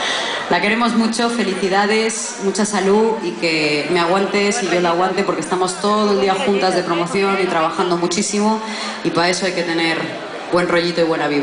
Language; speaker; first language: Spanish; native; Spanish